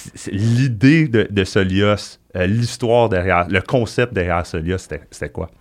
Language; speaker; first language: French; native; French